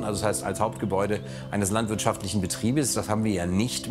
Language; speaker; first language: German; native; German